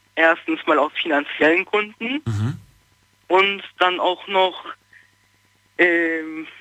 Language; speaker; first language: German; early bilingual, other home language; Turkish